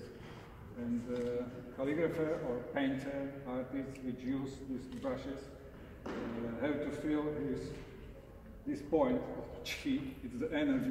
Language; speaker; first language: English; non-native, learner; Slovak